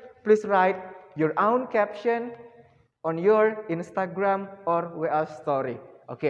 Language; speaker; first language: English; non-native, fluent; Indonesian